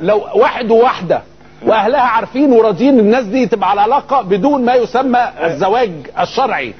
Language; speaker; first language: Arabic; native; Arabic